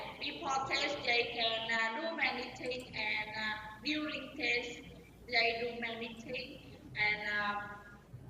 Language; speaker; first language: English; non-native, learner; Vietnamese